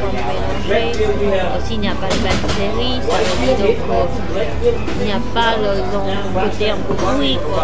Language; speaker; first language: French; non-native, learner; Chinese